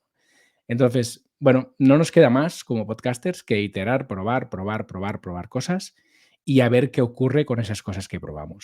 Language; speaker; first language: Spanish; native; Spanish